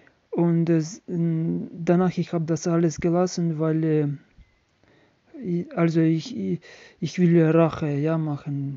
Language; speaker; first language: German; non-native, learner; Ukrainian